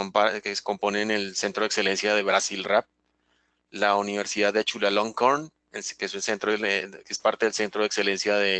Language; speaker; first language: Spanish; native; Spanish